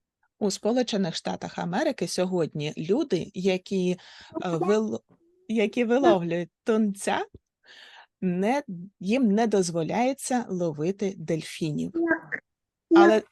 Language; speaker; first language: Ukrainian; native; Ukrainian